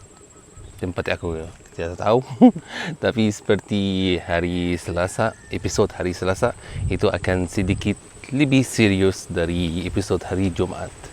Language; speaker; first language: Indonesian; non-native, fluent; Arabic